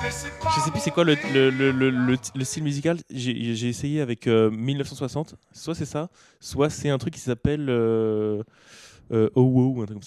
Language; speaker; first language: French; native; French